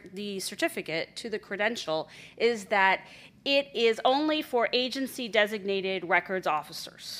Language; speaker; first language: English; native; English